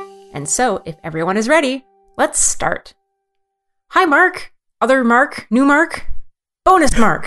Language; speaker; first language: English; native; English